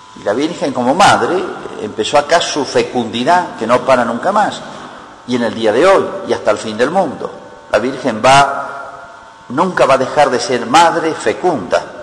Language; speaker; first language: Spanish; native; Spanish